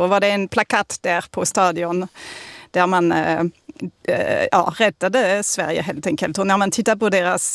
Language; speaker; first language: Swedish; non-native, fluent; French